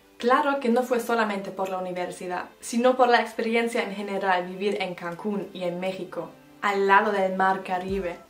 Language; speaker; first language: Spanish; non-native, fluent; German